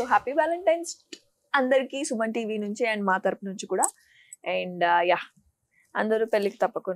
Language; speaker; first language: Telugu; native; Telugu